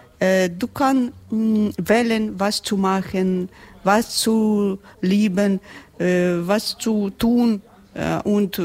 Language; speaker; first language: German; non-native, learner; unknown